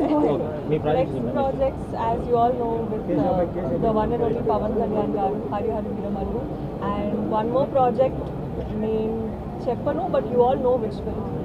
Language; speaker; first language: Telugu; non-native, learner; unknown